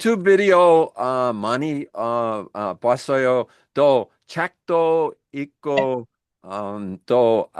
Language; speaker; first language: Korean; non-native, learner; English